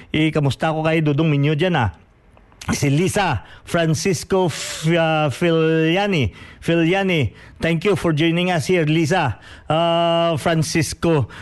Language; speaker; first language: Filipino; non-native, local second language; Hiligaynon